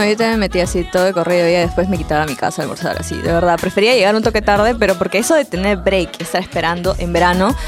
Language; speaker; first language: Spanish; native; Spanish